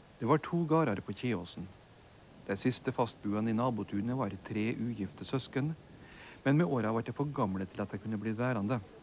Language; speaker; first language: Norwegian; native; Norwegian